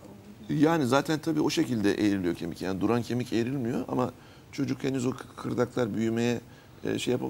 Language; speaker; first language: Turkish; native; Turkish